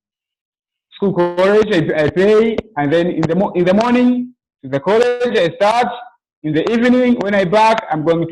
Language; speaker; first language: English; non-native, local second language; Swahili